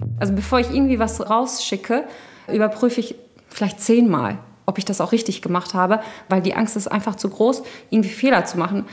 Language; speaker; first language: German; early bilingual, other home language; Turkish